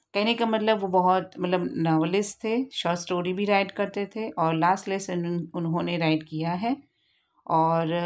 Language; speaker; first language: Hindi; non-native, local second language; Gujarati